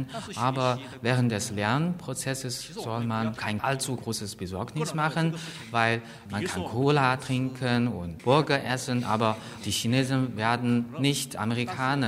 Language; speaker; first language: German; non-native, fluent; Chinese